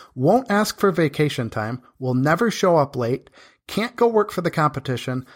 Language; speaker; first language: English; native; English